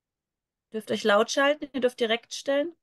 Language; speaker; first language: German; native; German